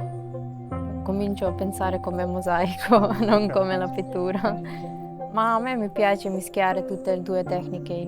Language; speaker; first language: Italian; non-native, fluent; Macedonian